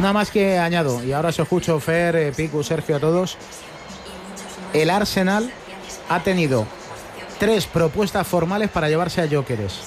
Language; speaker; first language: Spanish; native; Spanish